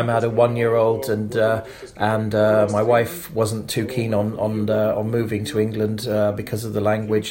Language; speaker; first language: English; non-native, fluent; German